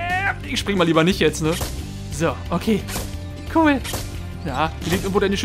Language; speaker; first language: German; native; German